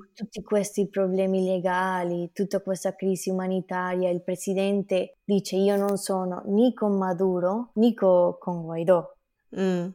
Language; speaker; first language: Italian; non-native, fluent; Spanish